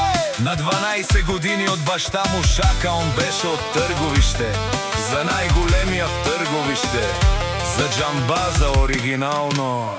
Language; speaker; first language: Bulgarian; non-native, local second language; Romany